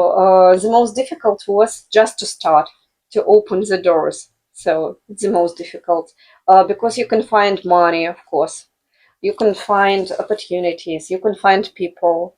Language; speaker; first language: English; non-native, fluent; Russian